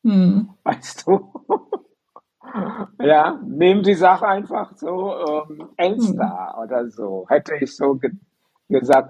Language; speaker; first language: German; non-native, fluent; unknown